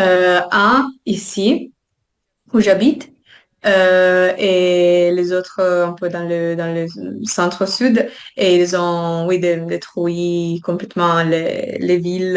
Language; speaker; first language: French; non-native, fluent; Italian